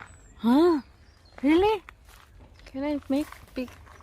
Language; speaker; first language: English; non-native, learner; Filipino